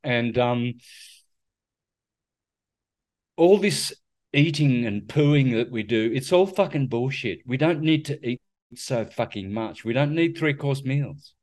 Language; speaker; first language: English; native; English